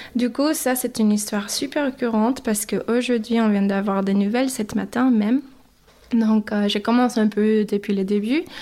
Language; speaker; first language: French; non-native, fluent; English